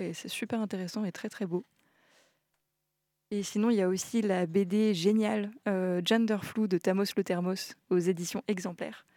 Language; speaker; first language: French; native; French